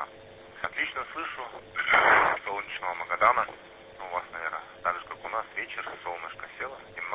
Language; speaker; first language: Russian; native; Russian